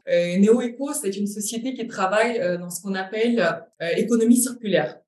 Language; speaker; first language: French; non-native, fluent; Ukrainian